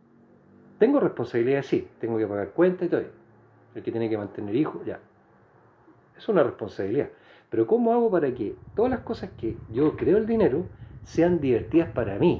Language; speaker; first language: Spanish; native; Spanish